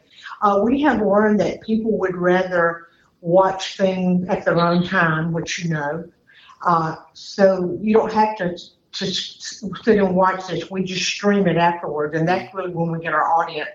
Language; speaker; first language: English; native; English